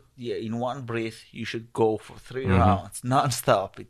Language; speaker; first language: English; non-native, learner; Georgian